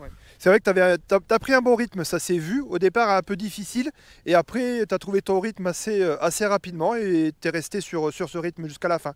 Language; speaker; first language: French; native; French